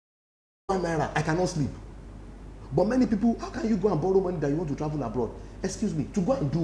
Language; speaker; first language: English; non-native, local second language; Yoruba